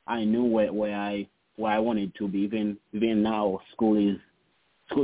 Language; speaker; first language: English; non-native, fluent; Haitian Creole